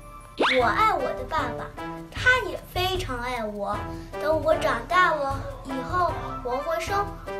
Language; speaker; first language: Chinese; early bilingual, heritage; Chinese